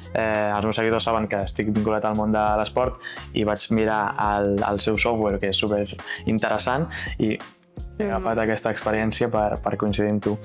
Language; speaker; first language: Catalan; native; Catalan